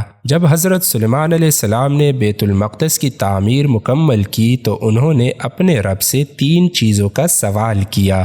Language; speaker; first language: Urdu; native; Urdu